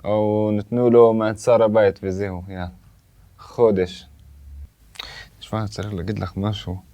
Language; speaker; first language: Hebrew; non-native, local second language; Arabic